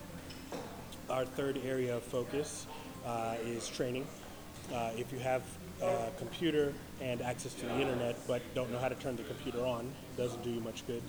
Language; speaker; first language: English; native; English